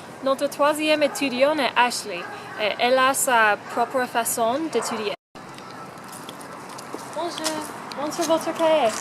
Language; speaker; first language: French; non-native, learner; English